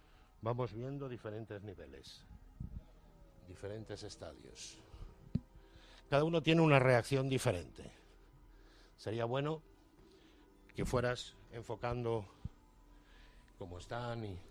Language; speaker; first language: Spanish; native; Spanish